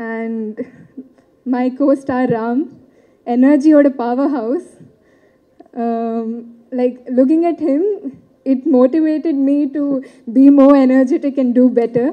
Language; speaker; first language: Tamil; non-native, learner; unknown